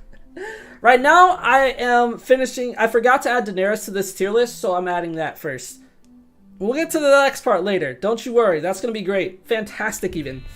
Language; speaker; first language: English; native; English